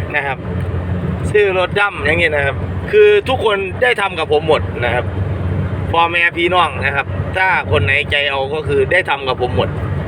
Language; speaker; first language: Thai; non-native, local second language; Northeastern Thai